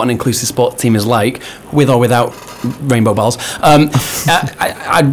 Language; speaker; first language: English; native; English